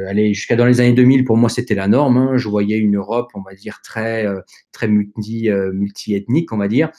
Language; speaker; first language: French; early bilingual, other home language; Dutch